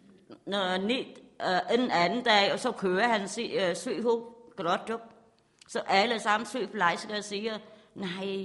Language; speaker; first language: Danish; non-native, learner; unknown